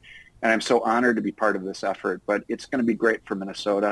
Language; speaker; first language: English; native; English